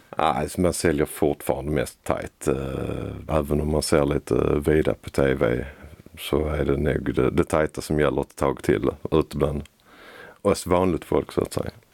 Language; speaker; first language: Swedish; native; Swedish